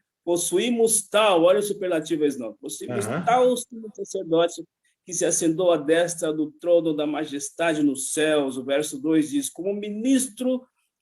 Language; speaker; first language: Portuguese; native; Portuguese